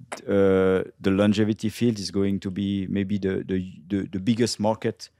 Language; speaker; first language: English; non-native, fluent; French